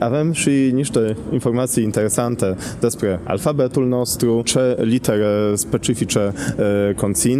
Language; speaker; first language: Romanian; non-native, fluent; Polish